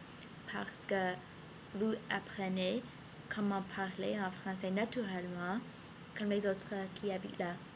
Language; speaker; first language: French; non-native, learner; English